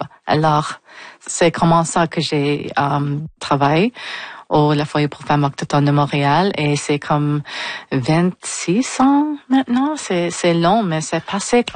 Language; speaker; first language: French; non-native, local second language; English